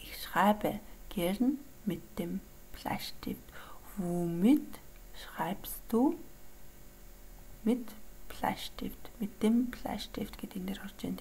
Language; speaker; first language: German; non-native, learner; Mongolian